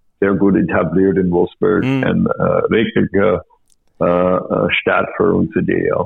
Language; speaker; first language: German; non-native, learner; English